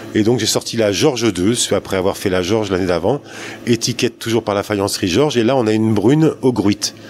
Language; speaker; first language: French; native; French